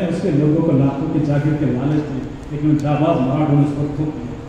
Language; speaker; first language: Hindi; non-native, local second language; Marathi